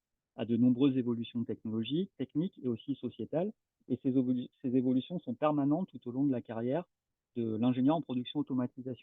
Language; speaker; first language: French; native; French